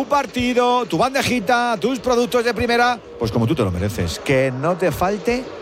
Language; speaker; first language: Spanish; native; Spanish